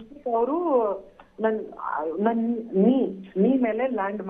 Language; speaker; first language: Kannada; non-native, learner; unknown